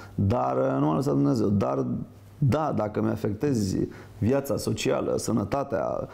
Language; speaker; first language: Romanian; native; Romanian